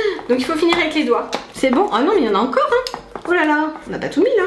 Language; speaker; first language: French; native; French